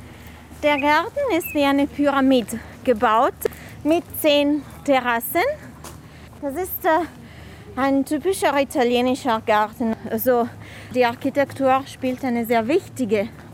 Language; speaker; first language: German; non-native, fluent; Italian